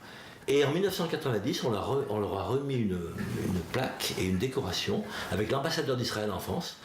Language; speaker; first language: French; native; French